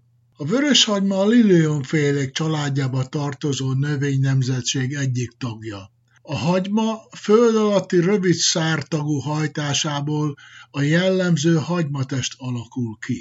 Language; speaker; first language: Hungarian; native; Hungarian